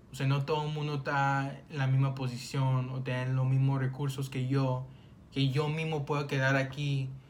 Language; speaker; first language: Spanish; early bilingual, other home language; English